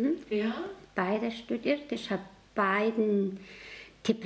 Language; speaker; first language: German; non-native, learner; Mongolian